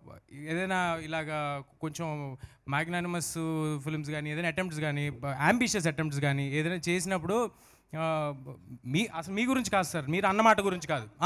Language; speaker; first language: Telugu; native; Telugu